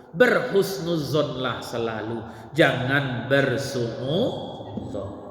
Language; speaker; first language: Malay; non-native, local second language; Minangkabau